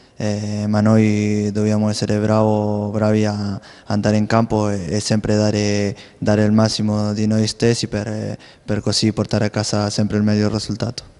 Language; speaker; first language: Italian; non-native, learner; Spanish